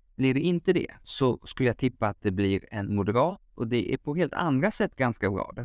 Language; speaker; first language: Swedish; native; Swedish